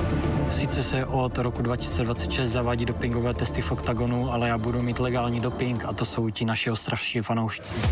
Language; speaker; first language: Czech; native; Czech